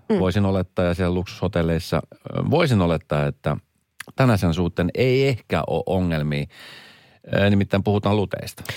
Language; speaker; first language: Finnish; native; Finnish